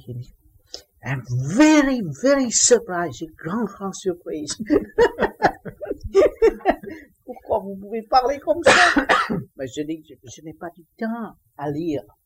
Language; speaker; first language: French; non-native, learner; Vietnamese